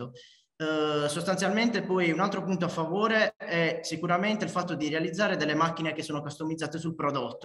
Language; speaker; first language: Italian; native; Italian